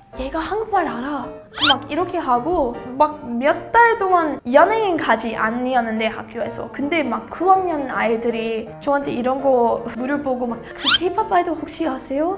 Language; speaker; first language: Korean; non-native, learner; English